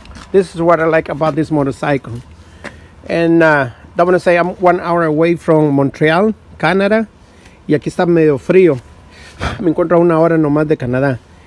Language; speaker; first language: English; non-native, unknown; Spanish